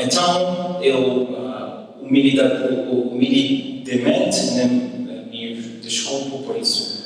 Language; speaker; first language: Portuguese; early bilingual, heritage; English